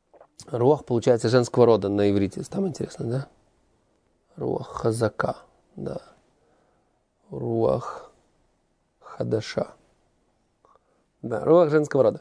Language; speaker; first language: Russian; native; Russian